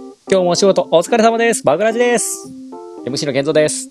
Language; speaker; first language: Japanese; native; Japanese